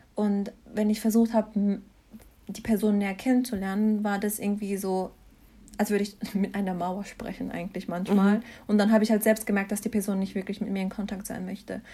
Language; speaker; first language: German; early bilingual, other home language; Turkish